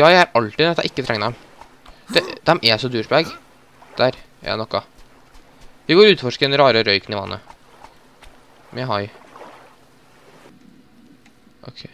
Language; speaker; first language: Norwegian; native; Norwegian